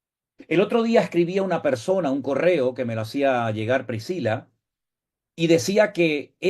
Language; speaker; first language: Spanish; native; Spanish